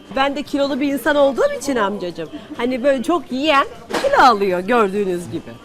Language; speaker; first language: Turkish; native; Turkish